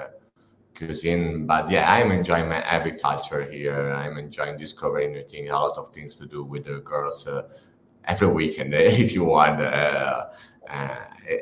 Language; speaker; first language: English; non-native, fluent; Italian